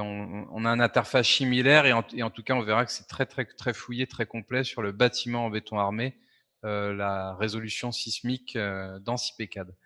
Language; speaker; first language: French; native; French